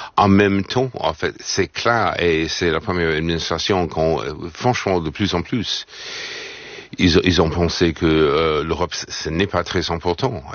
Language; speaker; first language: French; non-native, fluent; English